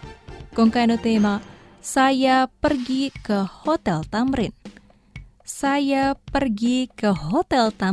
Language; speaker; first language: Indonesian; non-native, fluent; Japanese